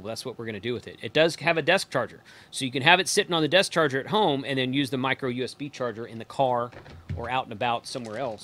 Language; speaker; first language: English; native; English